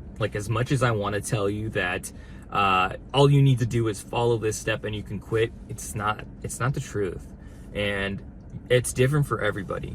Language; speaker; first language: English; native; English